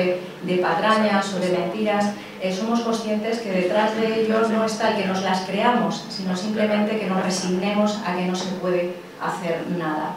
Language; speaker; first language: Spanish; native; Spanish